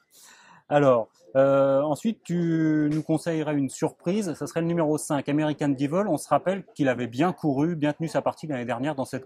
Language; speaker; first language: French; native; French